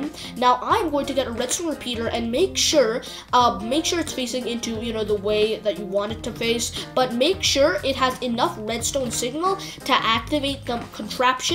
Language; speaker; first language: English; native; English